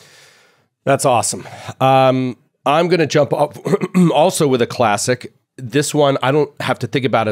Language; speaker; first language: English; native; English